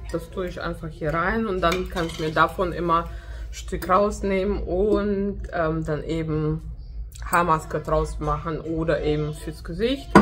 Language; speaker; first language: German; non-native, fluent; Russian